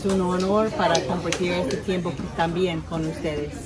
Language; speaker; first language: Spanish; non-native, learner; English